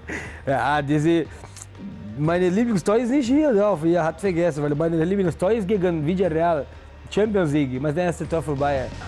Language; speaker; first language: German; non-native, learner; Portuguese